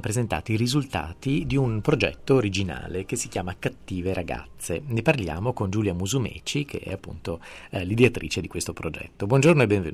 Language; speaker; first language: Italian; native; Italian